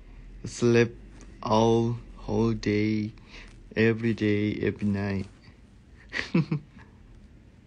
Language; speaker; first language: English; non-native, learner; Thai